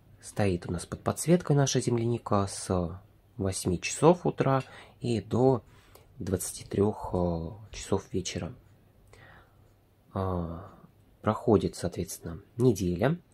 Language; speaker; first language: Russian; native; Russian